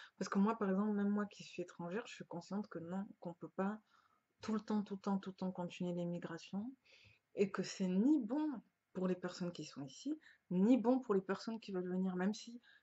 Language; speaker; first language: French; early bilingual, other home language; Lingala